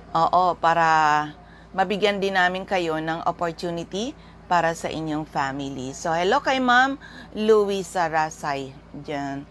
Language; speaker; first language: Filipino; non-native, local second language; Bikol